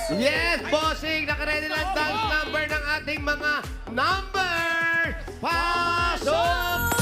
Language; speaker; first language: Filipino; native; Filipino